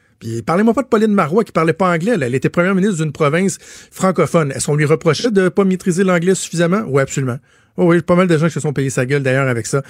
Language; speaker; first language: French; native; French